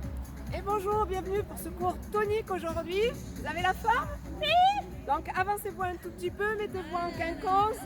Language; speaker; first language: French; native; French